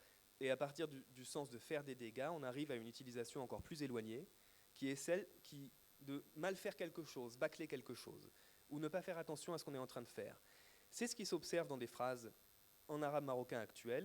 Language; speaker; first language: French; native; French